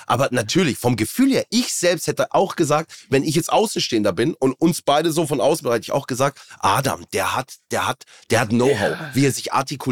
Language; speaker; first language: German; native; German